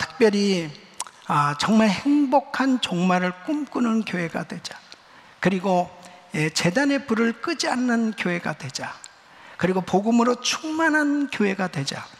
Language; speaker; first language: Korean; native; Korean